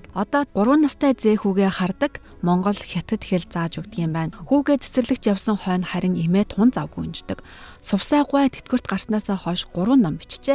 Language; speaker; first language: Mongolian; native; Mongolian